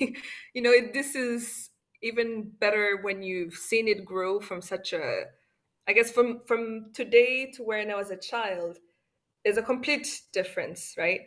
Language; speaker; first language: English; non-native, local second language; Kinyarwanda